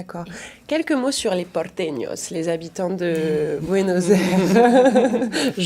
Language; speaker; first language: French; native; French